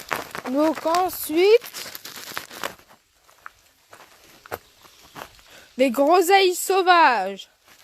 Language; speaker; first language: French; native; French